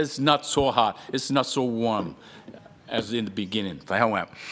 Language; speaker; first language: English; non-native, fluent; Vietnamese